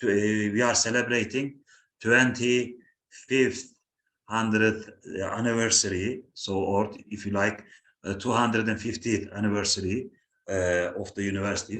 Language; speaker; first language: English; non-native, fluent; Turkish